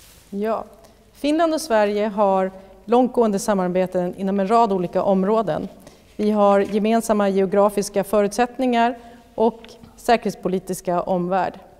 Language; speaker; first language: Swedish; native; Swedish